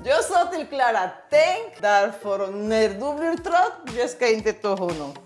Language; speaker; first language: Swedish; non-native, learner; Spanish